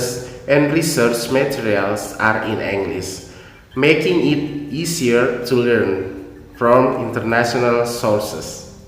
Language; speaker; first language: English; non-native, fluent; Indonesian